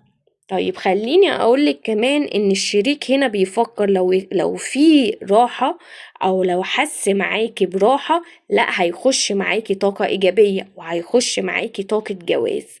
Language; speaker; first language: Arabic; native; Arabic